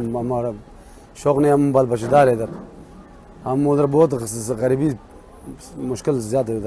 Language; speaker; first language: Hindi; non-native, learner; Pashto